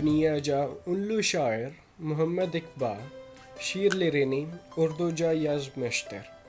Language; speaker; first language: Turkish; non-native, learner; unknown